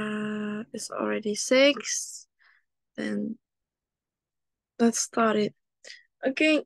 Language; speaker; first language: English; non-native, learner; Indonesian